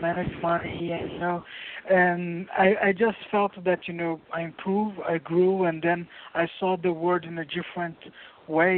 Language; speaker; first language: English; non-native, fluent; Portuguese